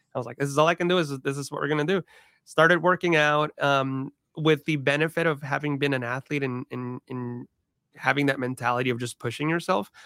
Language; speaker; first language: English; early bilingual, other home language; Spanish